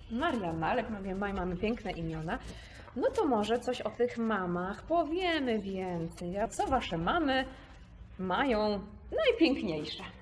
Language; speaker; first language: Polish; native; Polish